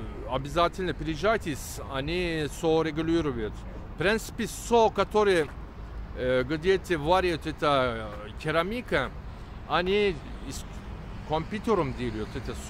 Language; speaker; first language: Russian; non-native, learner; Turkish